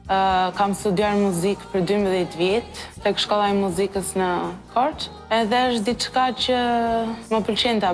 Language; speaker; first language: Albanian; early bilingual, other home language; English